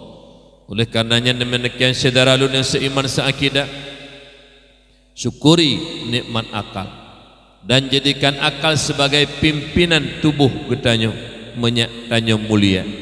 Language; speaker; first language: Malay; non-native, local second language; Achinese